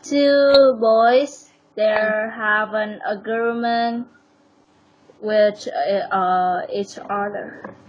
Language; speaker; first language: English; non-native, learner; Vietnamese